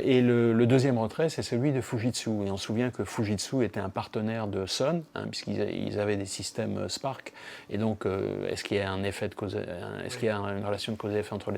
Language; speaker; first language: French; native; French